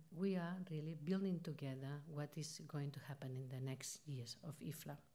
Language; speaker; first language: English; non-native, fluent; Spanish